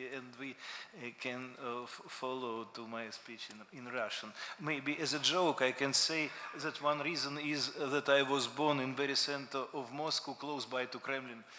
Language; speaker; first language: English; non-native, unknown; Russian